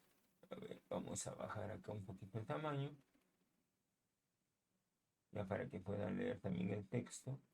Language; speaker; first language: Spanish; native; Spanish